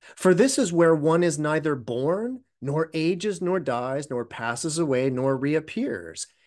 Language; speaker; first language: English; native; English